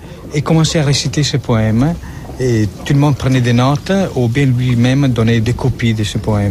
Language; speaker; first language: French; non-native, fluent; Italian